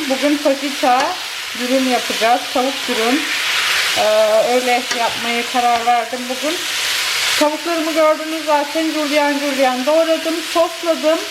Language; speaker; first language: Turkish; early bilingual, heritage; Turkish